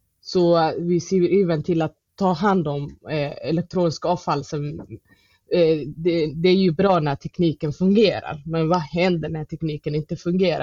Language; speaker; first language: Swedish; non-native, fluent; Somali